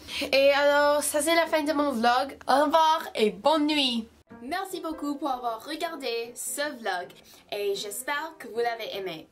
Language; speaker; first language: French; non-native, fluent; English